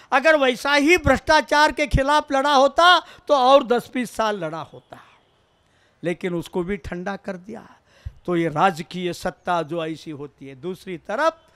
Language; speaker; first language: Hindi; non-native, local second language; Kannada